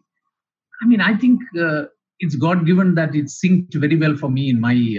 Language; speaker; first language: English; non-native, local second language; Malayalam